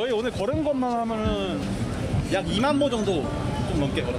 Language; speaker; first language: Korean; native; Korean